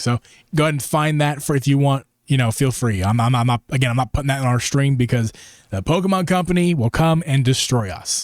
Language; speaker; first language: English; native; English